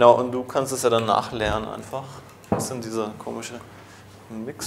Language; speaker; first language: German; native; German